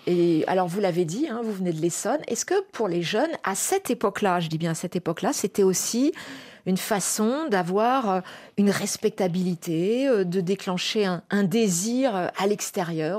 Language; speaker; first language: French; native; French